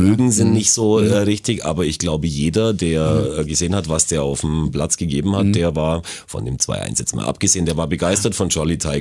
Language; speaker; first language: German; native; German